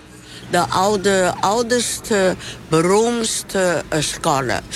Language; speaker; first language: Dutch; non-native, learner; Chinese